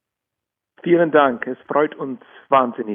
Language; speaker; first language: German; non-native, fluent; Czech